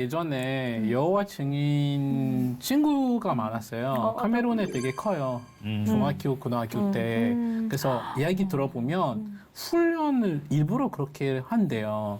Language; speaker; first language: Korean; non-native, fluent; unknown